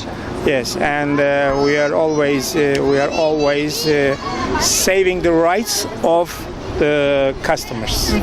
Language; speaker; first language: English; non-native, fluent; Turkish